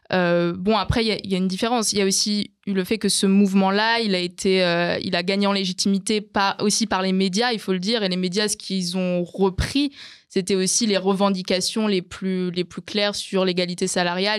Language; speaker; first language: French; native; French